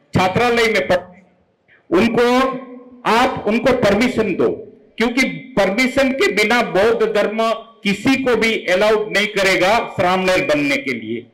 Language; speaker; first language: Hindi; non-native, local second language; Marathi